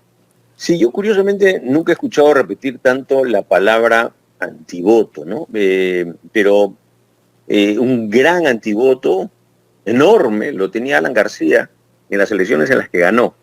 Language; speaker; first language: Spanish; native; Spanish